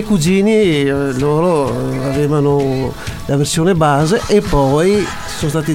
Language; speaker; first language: Italian; native; Italian